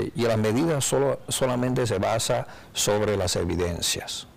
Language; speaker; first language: Spanish; non-native, fluent; Chinese